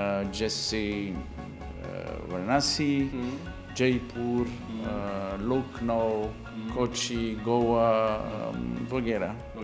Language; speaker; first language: Hindi; non-native, learner; Portuguese